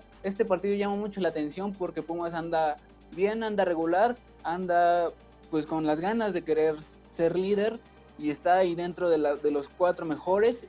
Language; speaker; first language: Spanish; native; Spanish